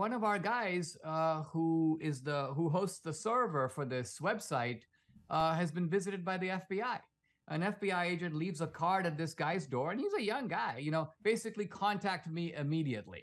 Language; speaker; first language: English; non-native, local second language; Konkani